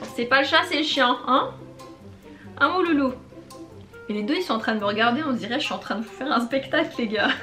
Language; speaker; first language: French; native; French